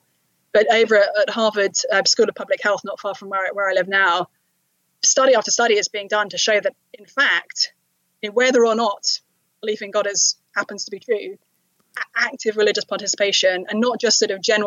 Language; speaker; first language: English; native; English